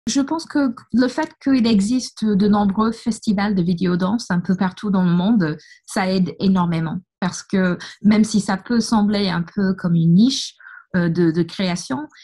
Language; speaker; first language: French; non-native, fluent; English